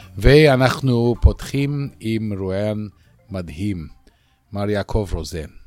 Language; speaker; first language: Hebrew; non-native, fluent; English